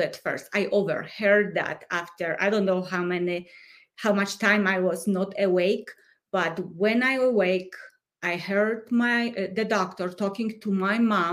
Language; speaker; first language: English; non-native, fluent; Polish